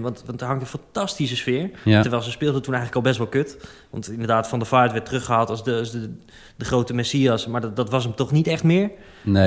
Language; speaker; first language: Dutch; native; Dutch